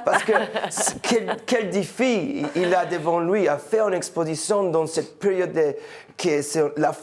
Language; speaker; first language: French; non-native, fluent; English